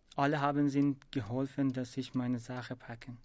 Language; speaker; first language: German; non-native, learner; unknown